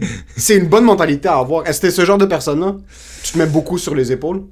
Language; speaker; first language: French; native; French